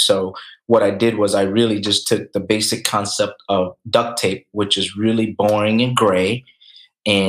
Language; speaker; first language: English; native; English